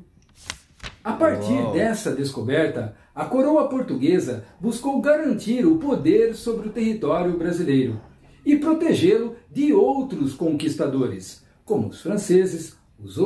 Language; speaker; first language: Portuguese; native; Portuguese